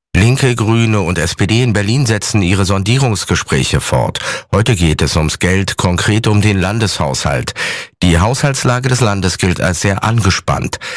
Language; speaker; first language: German; native; German